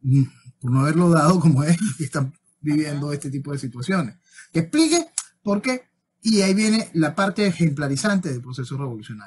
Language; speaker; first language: Spanish; native; Spanish